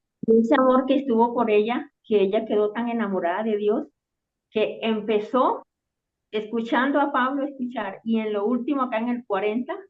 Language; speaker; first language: Spanish; native; Spanish